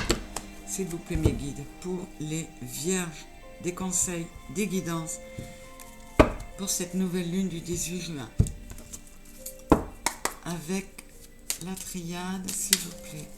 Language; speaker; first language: French; native; French